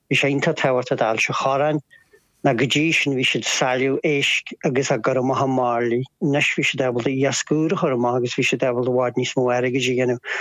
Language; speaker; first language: Irish; native; Irish